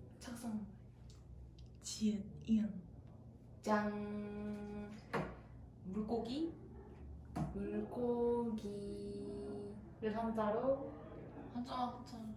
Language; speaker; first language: Korean; non-native, learner; Japanese